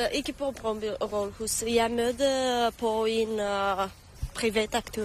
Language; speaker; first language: Danish; early bilingual, other home language; Romanian